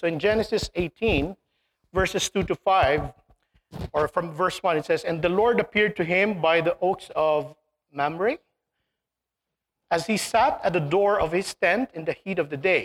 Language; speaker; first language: English; non-native, local second language; Filipino